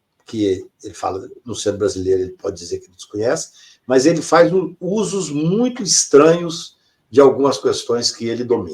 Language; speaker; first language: Portuguese; native; Portuguese